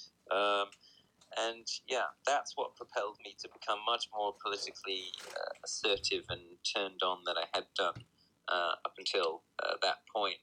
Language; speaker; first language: English; native; English